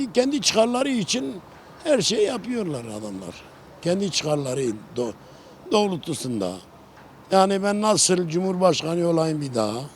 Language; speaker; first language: Turkish; non-native, local second language; Kurdish